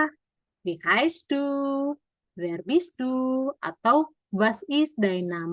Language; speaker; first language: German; non-native, fluent; Indonesian